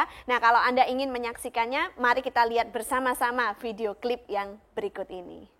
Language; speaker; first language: Indonesian; native; Indonesian